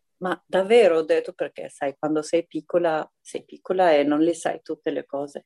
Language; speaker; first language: Italian; non-native, fluent; Albanian